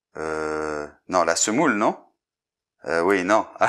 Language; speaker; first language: French; native; French